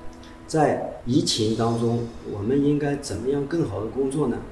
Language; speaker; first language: Chinese; native; Chinese